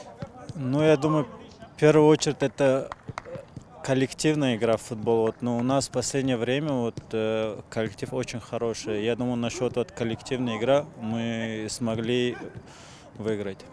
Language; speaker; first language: Russian; non-native, local second language; Tajik